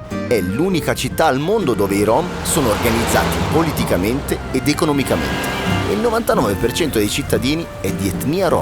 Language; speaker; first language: Italian; native; Italian